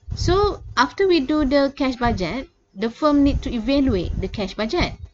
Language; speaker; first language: English; non-native, local second language; Malay